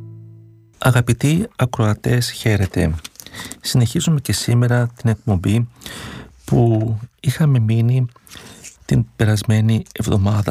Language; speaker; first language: Greek; native; Greek